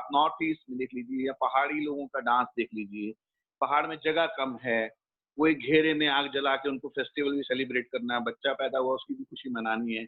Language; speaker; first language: Hindi; native; Hindi